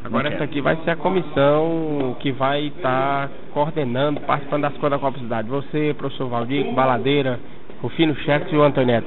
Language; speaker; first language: Portuguese; native; Portuguese